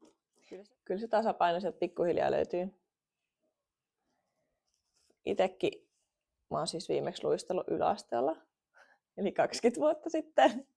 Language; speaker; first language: Finnish; native; Finnish